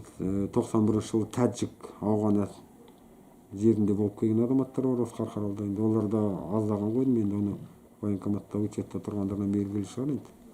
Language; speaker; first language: Kazakh; native; Kazakh